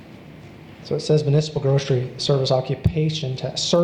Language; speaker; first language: English; native; English